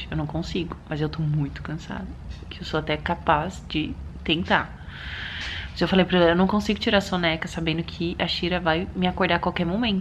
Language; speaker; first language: Portuguese; early bilingual, heritage; Portuguese